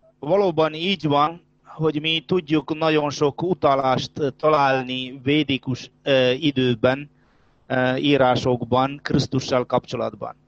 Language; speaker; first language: Hungarian; non-native, fluent; Malayalam